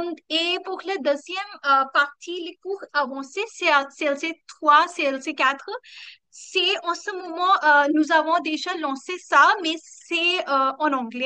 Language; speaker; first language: French; non-native, learner; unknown